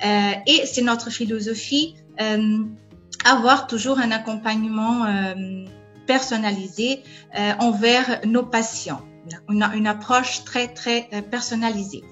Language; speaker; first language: French; non-native, fluent; Portuguese